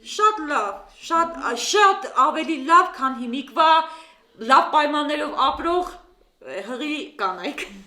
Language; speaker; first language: Armenian; native; Armenian